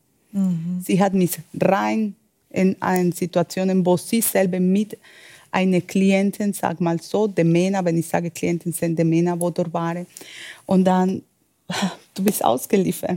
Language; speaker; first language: German; non-native, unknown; Spanish